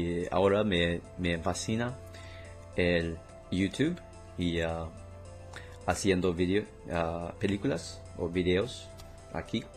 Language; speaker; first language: Spanish; non-native, learner; English